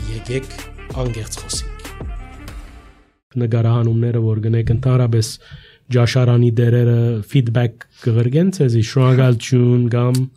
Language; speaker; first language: Armenian; early bilingual, heritage; Armenian